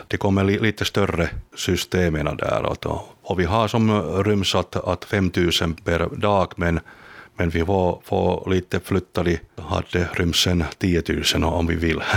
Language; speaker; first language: Swedish; non-native, local second language; Finnish